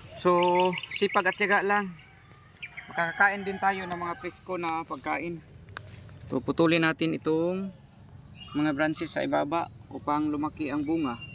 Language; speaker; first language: Filipino; non-native, local second language; Cebuano